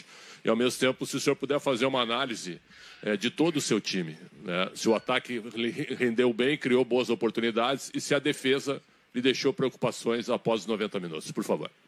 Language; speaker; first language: Portuguese; native; Portuguese